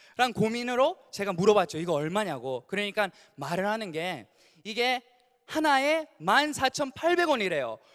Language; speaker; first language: Korean; early bilingual, heritage; Korean